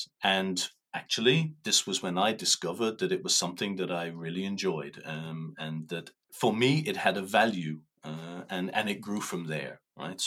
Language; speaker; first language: English; native; English